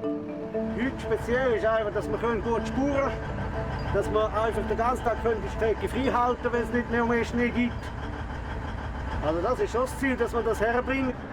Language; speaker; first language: German; native; German